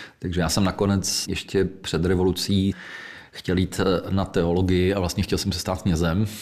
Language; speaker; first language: Czech; native; Czech